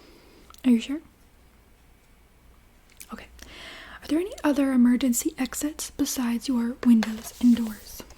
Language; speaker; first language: English; native; English